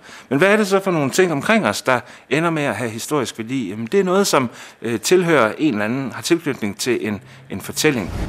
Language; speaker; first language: Danish; native; Danish